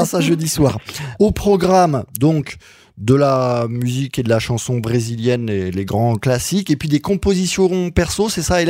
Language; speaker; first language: French; native; French